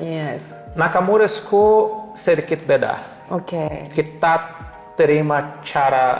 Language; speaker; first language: Indonesian; non-native, learner; Portuguese